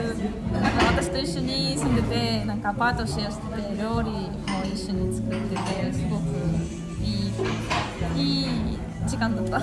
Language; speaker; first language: Japanese; non-native, fluent; Russian